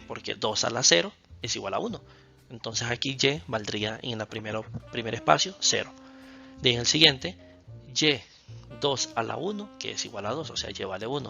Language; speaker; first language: Spanish; native; Spanish